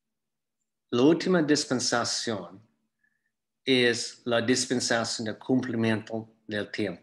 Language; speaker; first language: Spanish; non-native, fluent; English